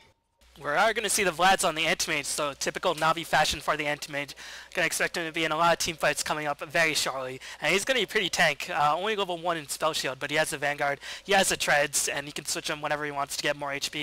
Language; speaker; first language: English; native; English